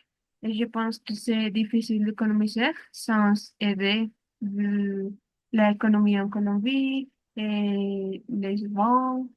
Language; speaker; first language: French; non-native, learner; Spanish